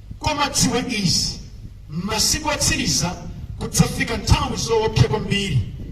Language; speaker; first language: Nyanja; native; Nyanja